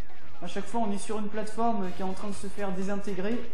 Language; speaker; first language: French; native; French